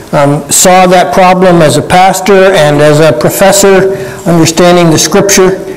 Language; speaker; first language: English; native; English